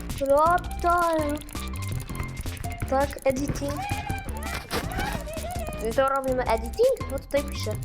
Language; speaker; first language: Polish; early bilingual, other home language; Ukrainian